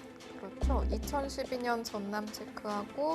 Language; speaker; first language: Korean; native; Korean